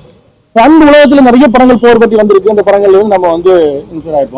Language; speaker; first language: Tamil; native; Tamil